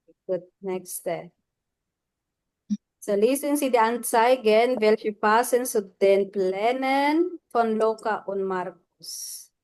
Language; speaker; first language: German; non-native, fluent; Filipino